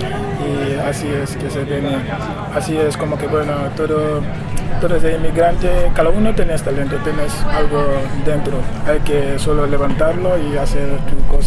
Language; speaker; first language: Spanish; non-native, learner; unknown